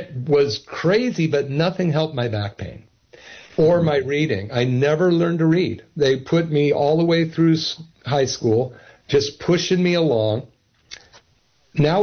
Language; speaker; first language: English; native; English